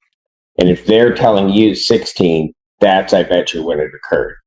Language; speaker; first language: English; native; English